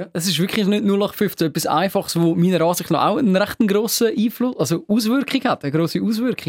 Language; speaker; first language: German; native; German